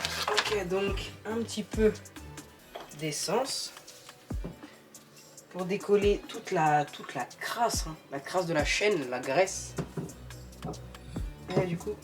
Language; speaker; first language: French; native; French